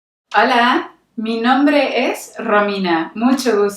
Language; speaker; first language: Spanish; native; Spanish